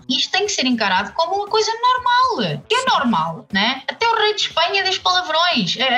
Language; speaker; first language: Portuguese; native; Portuguese